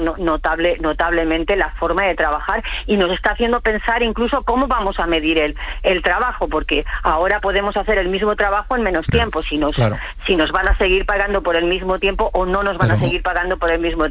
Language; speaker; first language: Spanish; native; Spanish